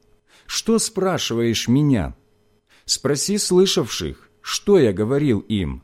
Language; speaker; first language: Russian; native; Russian